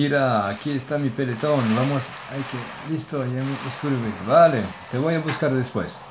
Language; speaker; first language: Spanish; non-native, learner; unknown